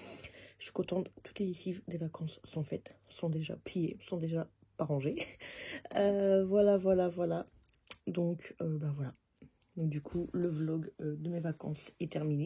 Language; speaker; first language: French; native; French